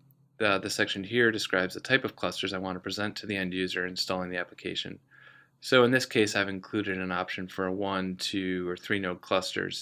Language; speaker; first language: English; native; English